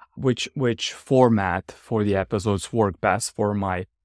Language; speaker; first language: English; non-native, fluent; Ukrainian